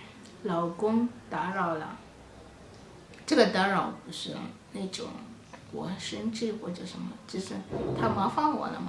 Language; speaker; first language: Chinese; non-native, fluent; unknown